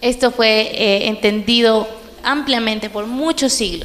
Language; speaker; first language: Spanish; native; Spanish